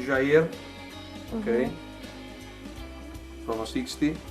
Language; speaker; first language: English; non-native, learner; Italian